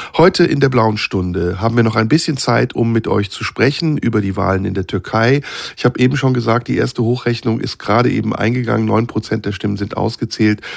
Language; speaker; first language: German; early bilingual, other home language; Turkish